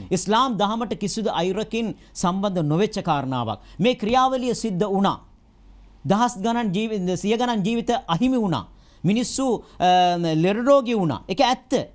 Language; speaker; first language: Sinhala; non-native, local second language; Tamil